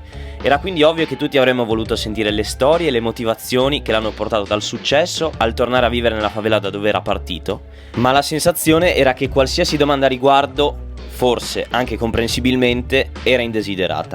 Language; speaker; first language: Italian; native; Italian